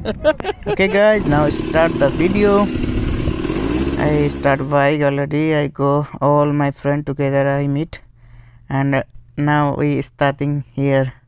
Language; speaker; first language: English; non-native, learner; Nepali